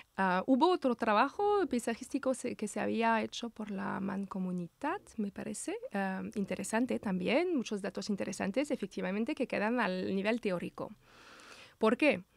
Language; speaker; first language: Spanish; non-native, fluent; French